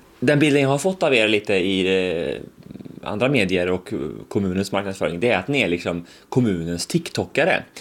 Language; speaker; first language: Swedish; native; Swedish